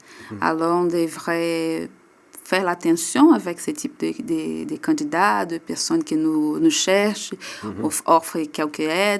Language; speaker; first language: French; non-native, learner; Portuguese